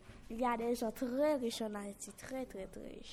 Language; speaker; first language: French; non-native, local second language; Haitian Creole